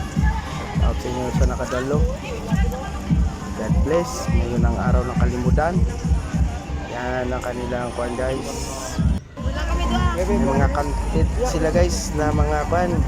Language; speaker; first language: Filipino; non-native, local second language; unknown